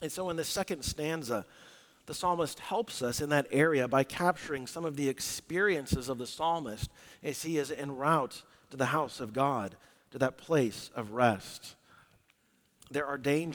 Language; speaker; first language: English; native; English